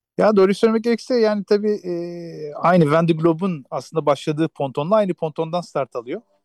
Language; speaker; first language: Turkish; native; Turkish